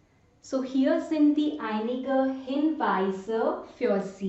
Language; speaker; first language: German; non-native, fluent; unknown